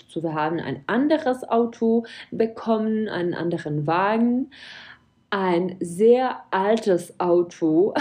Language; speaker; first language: German; non-native, fluent; Czech